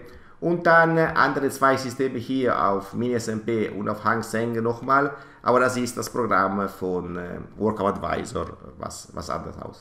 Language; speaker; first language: German; non-native, fluent; Italian